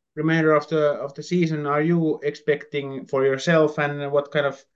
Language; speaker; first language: English; non-native, fluent; Finnish